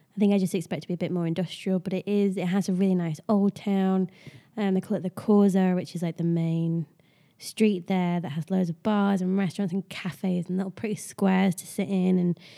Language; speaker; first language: English; native; English